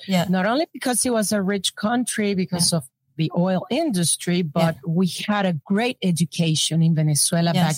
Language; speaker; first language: English; non-native, fluent; Spanish